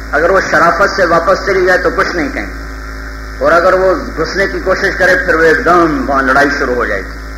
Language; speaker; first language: Urdu; native; Urdu